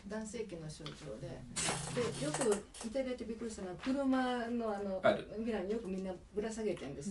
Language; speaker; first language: Japanese; native; Japanese